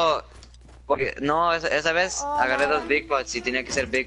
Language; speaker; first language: Spanish; early bilingual, heritage; Spanish